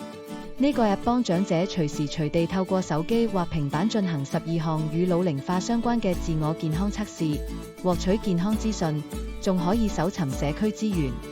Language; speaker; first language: Cantonese; native; Cantonese